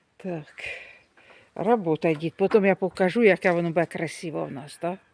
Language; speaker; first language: Ukrainian; native; Ukrainian